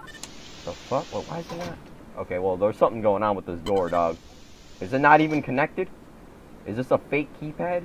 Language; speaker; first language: English; native; English